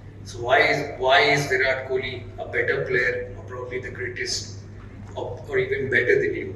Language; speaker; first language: English; non-native, local second language; Bangla